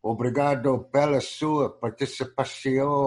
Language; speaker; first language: Portuguese; non-native, learner; English